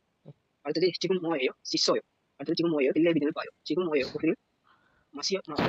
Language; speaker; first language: Korean; non-native, learner; Tamil